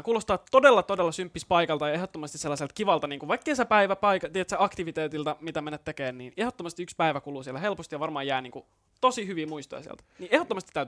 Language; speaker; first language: Finnish; native; Finnish